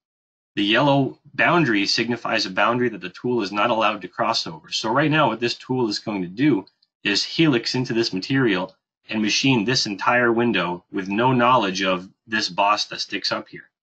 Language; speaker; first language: English; native; English